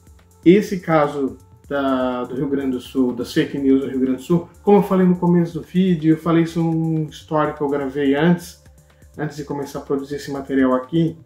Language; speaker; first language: Portuguese; native; Portuguese